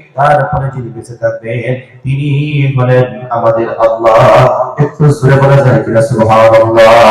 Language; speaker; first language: Bangla; non-native, local second language; Assamese